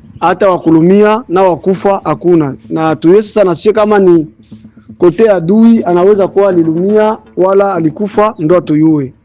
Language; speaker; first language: Swahili; native; Swahili